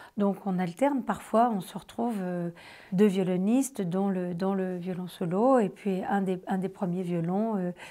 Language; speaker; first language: French; native; French